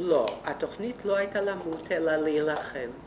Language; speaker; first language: Hebrew; non-native, fluent; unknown